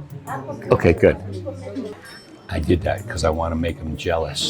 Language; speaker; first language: English; native; English